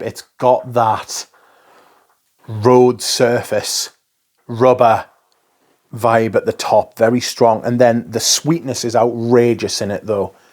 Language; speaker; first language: English; native; English